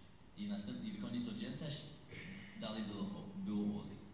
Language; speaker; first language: Polish; non-native, learner; English